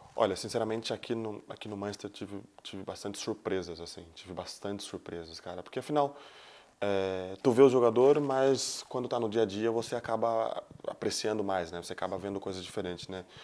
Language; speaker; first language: Portuguese; native; Portuguese